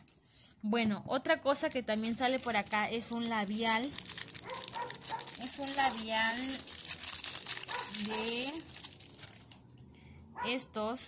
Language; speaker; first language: Spanish; native; Spanish